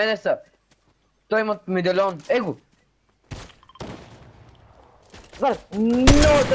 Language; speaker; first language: Bulgarian; native; Bulgarian